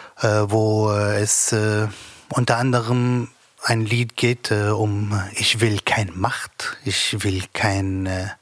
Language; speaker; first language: German; non-native, learner; Arabic